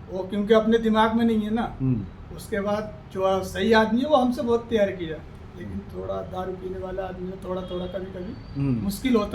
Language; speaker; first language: Hindi; native; Hindi